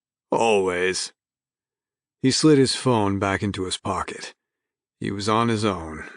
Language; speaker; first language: English; native; English